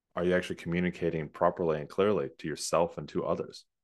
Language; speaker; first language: English; native; English